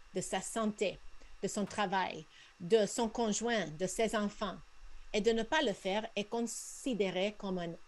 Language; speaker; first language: French; non-native, fluent; Spanish